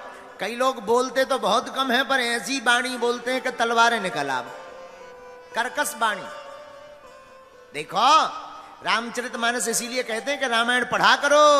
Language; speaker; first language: Hindi; native; Hindi